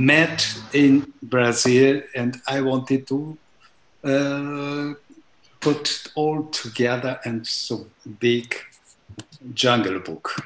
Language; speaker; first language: English; non-native, learner; Japanese